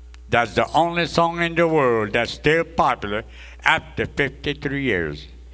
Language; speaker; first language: English; early bilingual, other home language; French